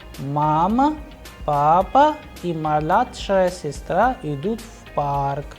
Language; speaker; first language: Russian; non-native, fluent; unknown